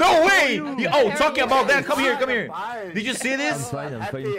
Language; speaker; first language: English; non-native, fluent; Portuguese